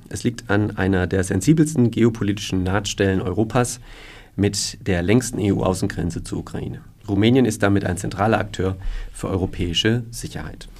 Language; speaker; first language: German; native; German